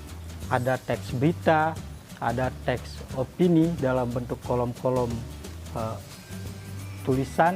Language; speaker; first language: Indonesian; native; Indonesian